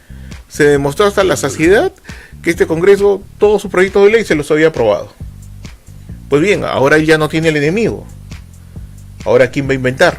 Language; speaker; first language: Spanish; native; Spanish